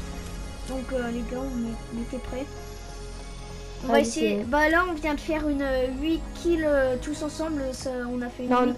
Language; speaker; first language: French; native; French